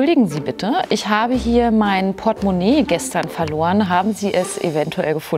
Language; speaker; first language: German; native; German